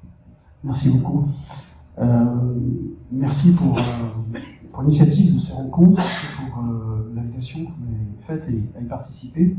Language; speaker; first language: French; native; French